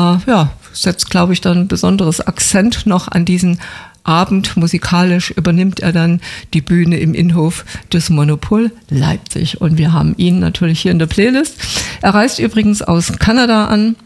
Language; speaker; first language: German; native; German